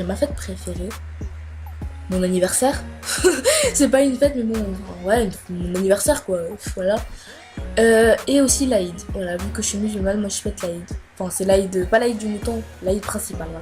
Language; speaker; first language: French; native; French